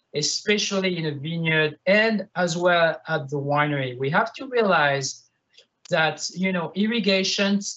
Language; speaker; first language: English; non-native, fluent; French